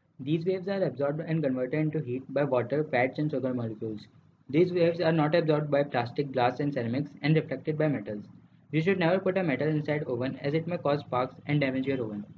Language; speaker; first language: English; non-native, local second language; Hindi